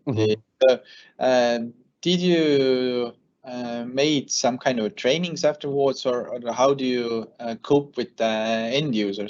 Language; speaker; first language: English; non-native, fluent; Estonian